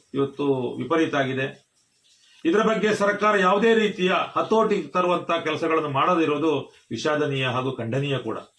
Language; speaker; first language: Kannada; native; Kannada